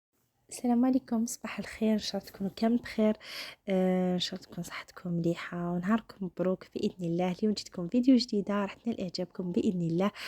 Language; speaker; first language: Arabic; native; Arabic